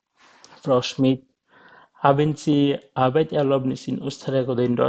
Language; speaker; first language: German; non-native, fluent; Bangla